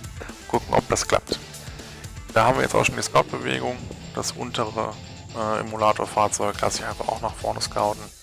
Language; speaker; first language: German; native; German